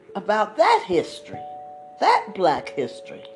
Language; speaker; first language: English; native; English